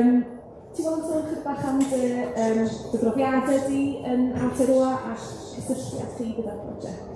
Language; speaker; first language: Welsh; native; Welsh